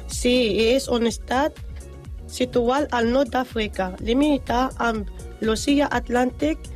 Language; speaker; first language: Catalan; non-native, learner; Arabic